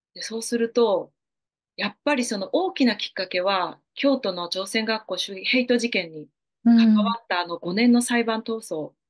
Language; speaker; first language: Japanese; native; Japanese